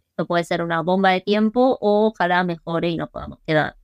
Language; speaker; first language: Spanish; early bilingual, other home language; English